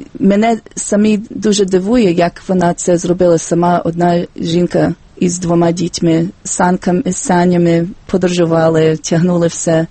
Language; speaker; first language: Ukrainian; early bilingual, heritage; Ukrainian